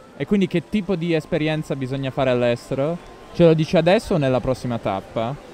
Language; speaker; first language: Italian; native; Italian